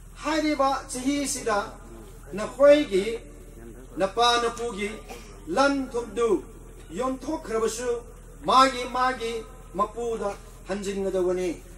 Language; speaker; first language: Manipuri; non-native, local second language; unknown